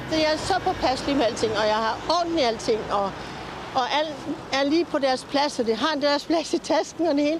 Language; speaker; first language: Danish; native; Danish